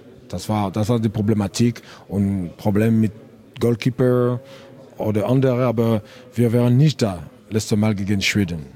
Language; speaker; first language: German; non-native, learner; French